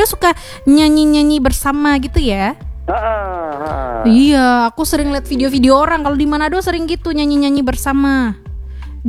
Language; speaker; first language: Indonesian; native; Indonesian